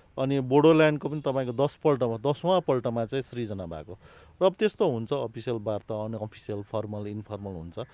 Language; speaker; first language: Nepali; native; Nepali